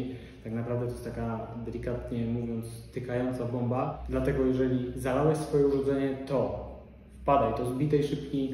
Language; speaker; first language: Polish; native; Polish